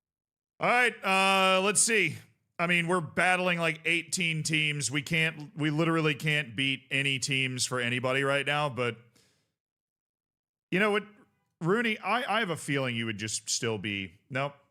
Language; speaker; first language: English; native; English